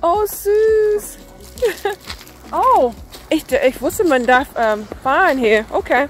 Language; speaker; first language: German; non-native, fluent; English